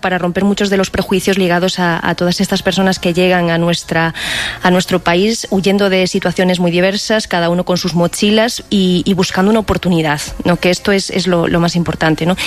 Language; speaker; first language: Spanish; native; Spanish